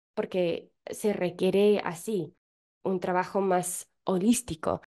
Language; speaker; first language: Spanish; non-native, fluent; English